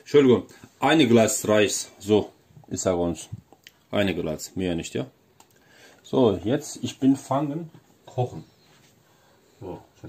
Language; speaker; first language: German; non-native, learner; Turkish